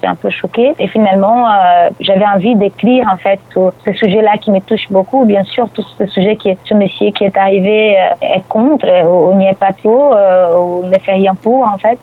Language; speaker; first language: French; non-native, fluent; Portuguese